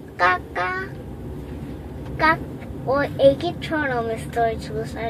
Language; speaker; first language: Korean; early bilingual, other home language; English